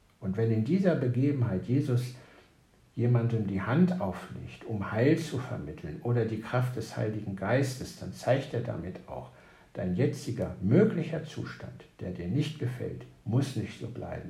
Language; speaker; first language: German; native; German